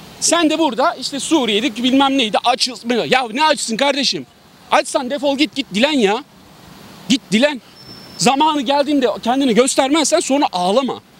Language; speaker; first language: Turkish; native; Turkish